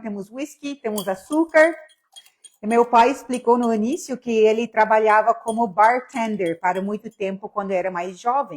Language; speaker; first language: Portuguese; non-native, fluent; English